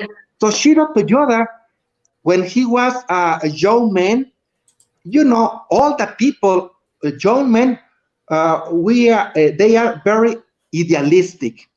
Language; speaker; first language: English; non-native, learner; Spanish